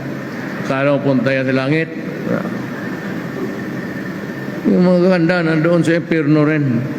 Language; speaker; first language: Filipino; native; Filipino